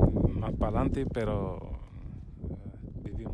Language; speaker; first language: Spanish; non-native, learner; Arabic